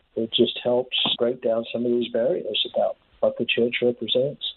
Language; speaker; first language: English; native; English